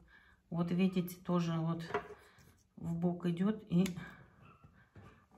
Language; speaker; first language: Russian; native; Russian